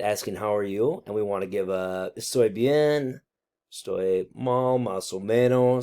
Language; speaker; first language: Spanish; non-native, fluent; English